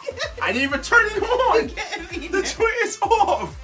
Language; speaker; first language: English; native; English